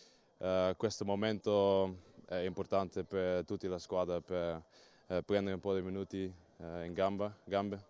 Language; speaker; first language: Italian; non-native, learner; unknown